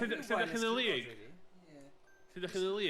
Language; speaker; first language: Welsh; native; Welsh